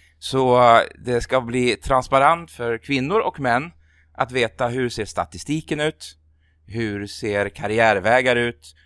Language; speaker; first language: Swedish; native; Swedish